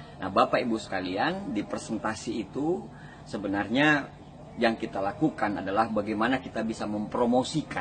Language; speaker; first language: Indonesian; native; Indonesian